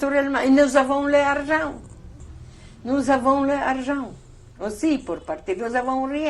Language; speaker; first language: French; non-native, learner; Polish